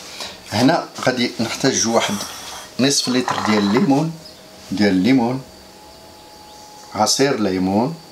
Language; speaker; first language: Arabic; native; Arabic